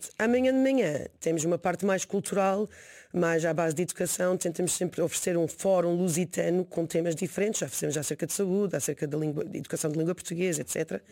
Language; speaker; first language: Portuguese; early bilingual, heritage; Portuguese